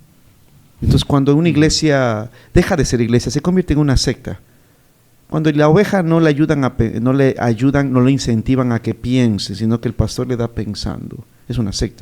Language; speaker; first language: Spanish; native; Spanish